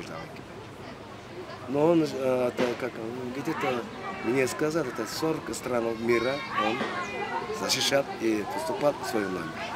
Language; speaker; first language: Russian; non-native, learner; Mongolian